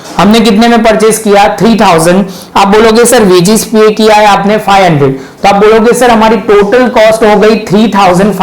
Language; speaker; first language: Hindi; non-native, local second language; Gujarati